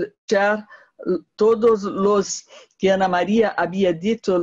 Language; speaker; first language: Spanish; non-native, fluent; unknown